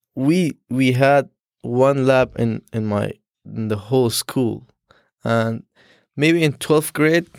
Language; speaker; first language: English; non-native, learner; Persian